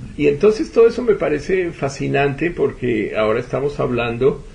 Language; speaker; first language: Spanish; native; Spanish